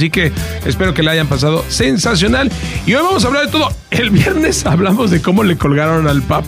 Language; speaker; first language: Spanish; native; Spanish